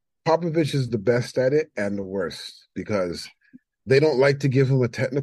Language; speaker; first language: English; native; English